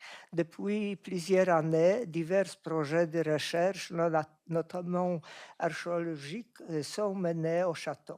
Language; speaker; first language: French; non-native, fluent; Polish